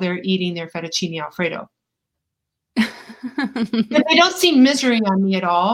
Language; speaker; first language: English; native; English